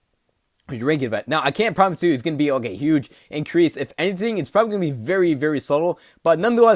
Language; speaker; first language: English; native; English